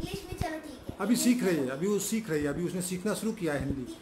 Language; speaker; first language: Hindi; native; Hindi